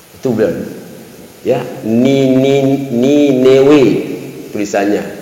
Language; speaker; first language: Malay; non-native, local second language; Achinese